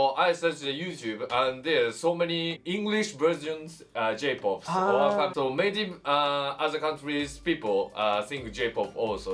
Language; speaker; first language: English; non-native, learner; Japanese